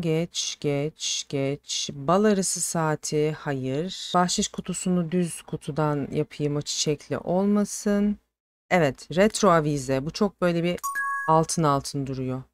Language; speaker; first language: Turkish; native; Turkish